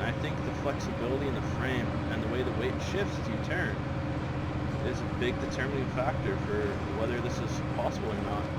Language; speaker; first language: English; native; English